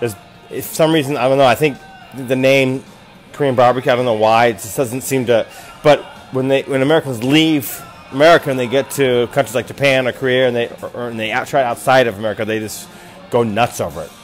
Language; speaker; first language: English; native; English